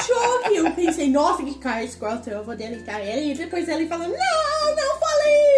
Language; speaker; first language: Portuguese; non-native, fluent; English